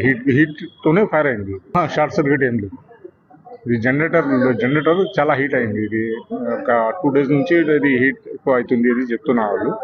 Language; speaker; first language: Telugu; non-native, local second language; Urdu